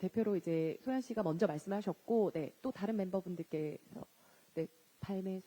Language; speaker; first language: Korean; native; Korean